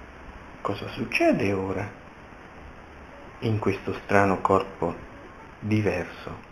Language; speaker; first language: Italian; native; Italian